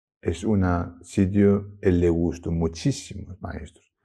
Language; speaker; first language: Spanish; non-native, learner; Tibetan